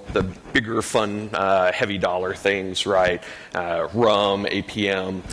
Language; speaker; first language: English; native; English